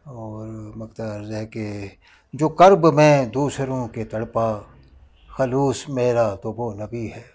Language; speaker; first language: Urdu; non-native, local second language; Northern Hindko